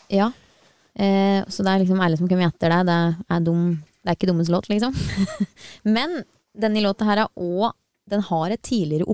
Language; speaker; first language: Norwegian; native; Norwegian